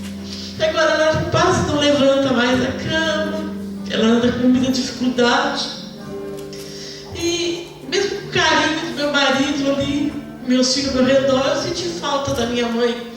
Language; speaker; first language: Portuguese; native; Portuguese